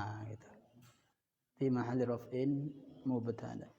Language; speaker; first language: Arabic; non-native, fluent; Indonesian